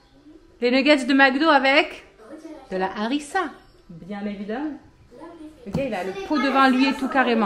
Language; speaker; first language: French; native; French